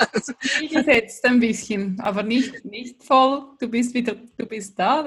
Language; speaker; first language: German; native; German